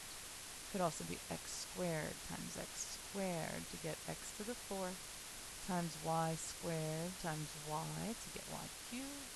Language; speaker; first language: English; native; English